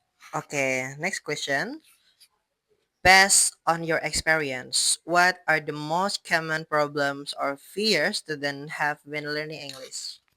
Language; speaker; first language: English; non-native, learner; Indonesian